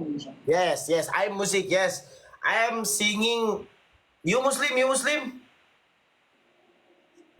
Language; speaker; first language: English; non-native, learner; Sundanese